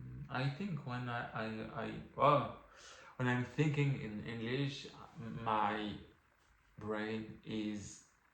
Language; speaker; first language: English; non-native, learner; French